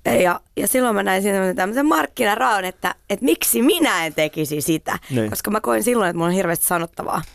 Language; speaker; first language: Finnish; native; Finnish